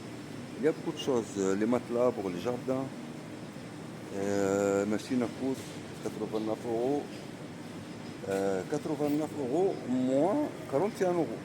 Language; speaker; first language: French; non-native, learner; Arabic